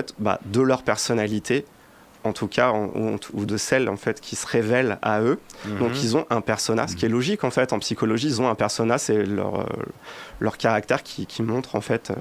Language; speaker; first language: French; native; French